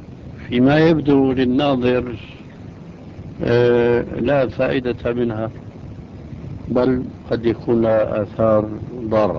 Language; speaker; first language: Arabic; early bilingual, other home language; Albanian